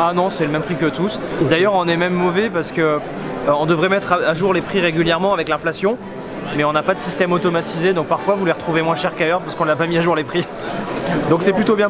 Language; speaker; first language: French; native; French